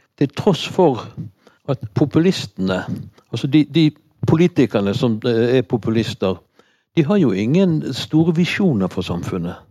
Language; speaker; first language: Norwegian; native; Norwegian